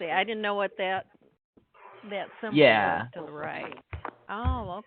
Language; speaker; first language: English; native; English